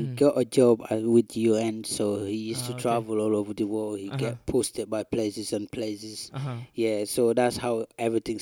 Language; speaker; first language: English; non-native, local second language; Wolof